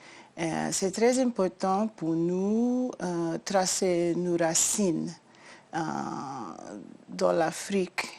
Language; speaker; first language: French; non-native, learner; English